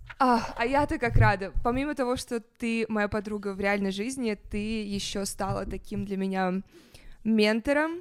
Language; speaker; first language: Russian; native; Russian